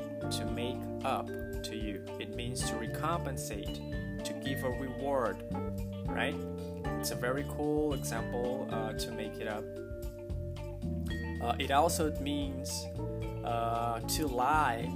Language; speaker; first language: English; non-native, fluent; Portuguese